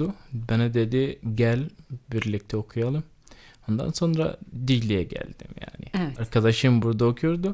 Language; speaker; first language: Turkish; non-native, learner; Arabic